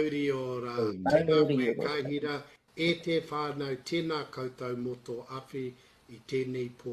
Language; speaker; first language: Māori; non-native, local second language; English